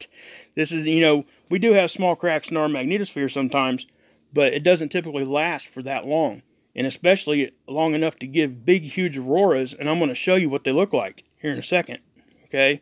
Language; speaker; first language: English; native; English